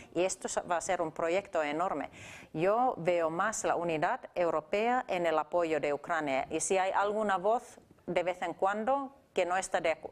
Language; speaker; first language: Spanish; non-native, fluent; Finnish